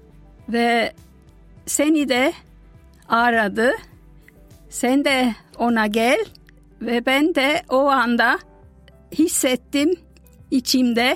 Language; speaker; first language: Turkish; non-native, fluent; German